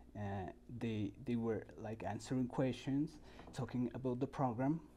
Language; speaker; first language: English; non-native, fluent; Spanish